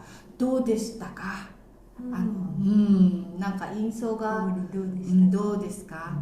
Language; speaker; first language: Japanese; non-native, learner; Indonesian